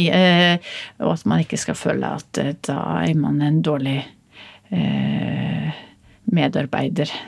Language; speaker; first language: Norwegian; early bilingual, other home language; Polish